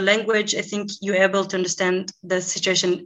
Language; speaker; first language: English; non-native, fluent; Hebrew